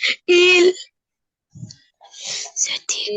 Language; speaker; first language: French; non-native, learner; Arabic